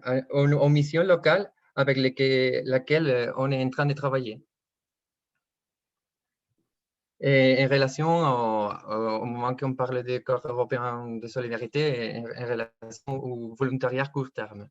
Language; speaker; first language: French; non-native, fluent; Spanish